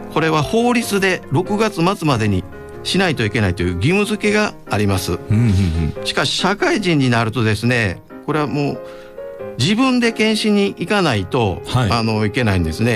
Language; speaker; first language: Japanese; native; Japanese